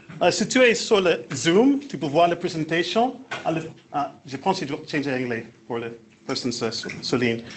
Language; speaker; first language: French; native; French